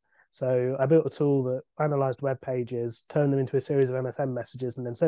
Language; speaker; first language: English; native; English